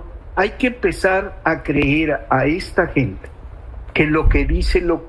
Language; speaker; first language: Spanish; native; Spanish